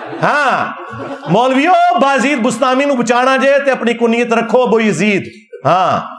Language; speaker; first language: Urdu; non-native, local second language; Punjabi